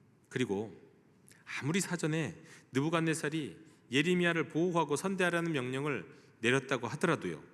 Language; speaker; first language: Korean; native; Korean